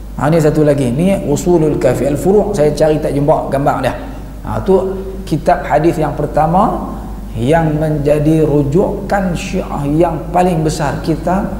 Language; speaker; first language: Malay; native; Malay